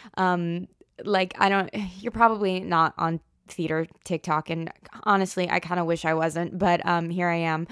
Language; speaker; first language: English; native; English